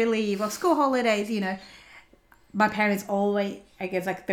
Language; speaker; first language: English; non-native, fluent; Greek